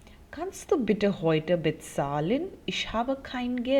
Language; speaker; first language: German; non-native, fluent; Hindi